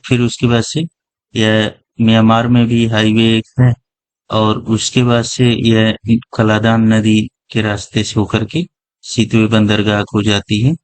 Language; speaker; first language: Hindi; native; Hindi